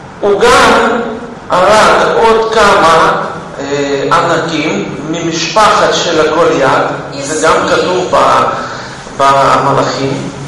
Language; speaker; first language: Hebrew; non-native, fluent; Russian